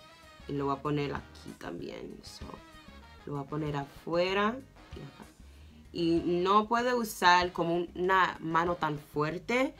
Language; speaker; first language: Spanish; early bilingual, heritage; English